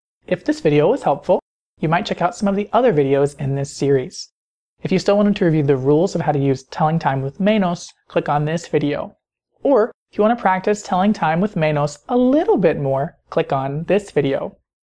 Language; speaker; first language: English; native; English